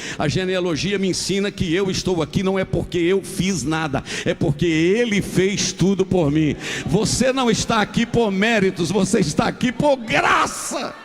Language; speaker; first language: Portuguese; native; Portuguese